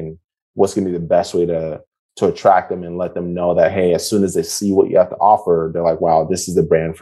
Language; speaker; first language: English; native; English